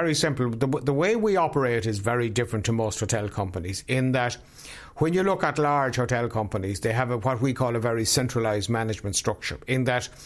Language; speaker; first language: English; native; English